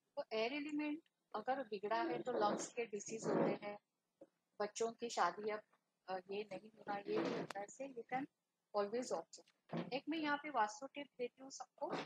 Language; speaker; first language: Hindi; non-native, local second language; Marathi